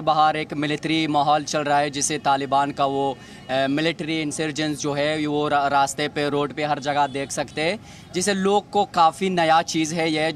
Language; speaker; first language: Hindi; non-native, fluent; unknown